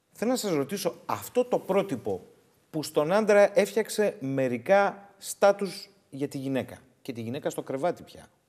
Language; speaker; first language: Greek; native; Greek